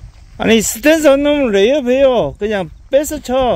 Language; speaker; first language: Korean; native; Korean